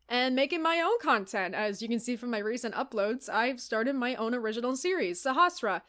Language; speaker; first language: English; native; English